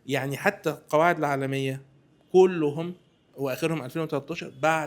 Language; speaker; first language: Arabic; native; Arabic